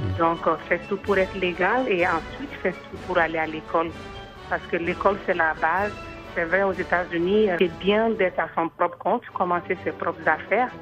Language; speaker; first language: French; non-native, local second language; Bambara